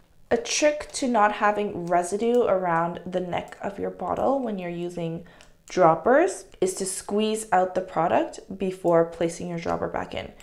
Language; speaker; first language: English; early bilingual, other home language; Korean